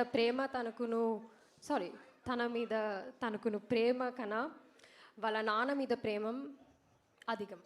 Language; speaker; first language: Telugu; non-native, learner; Malayalam